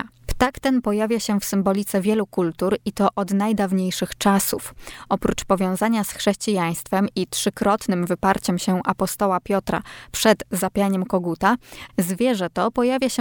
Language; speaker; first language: Polish; native; Polish